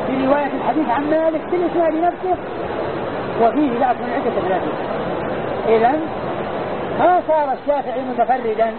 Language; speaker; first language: Arabic; native; Arabic